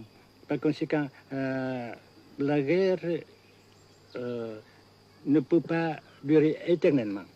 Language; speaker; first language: French; non-native, local second language; Vietnamese